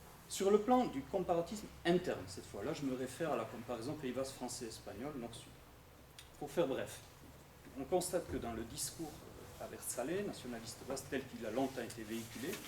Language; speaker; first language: French; native; French